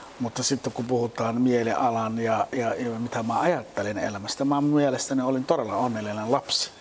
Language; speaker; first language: Finnish; non-native, fluent; Somali